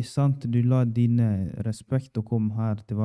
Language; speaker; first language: Swedish; non-native, learner; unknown